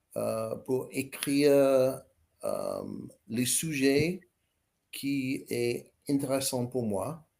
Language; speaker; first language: French; non-native, learner; English